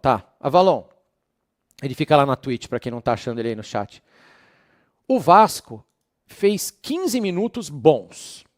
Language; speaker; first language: Portuguese; native; Portuguese